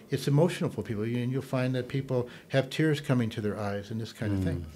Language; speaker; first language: English; native; English